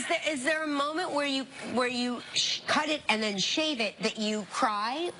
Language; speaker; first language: English; native; English